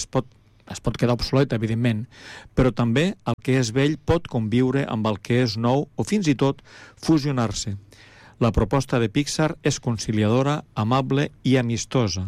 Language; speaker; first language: Catalan; native; Catalan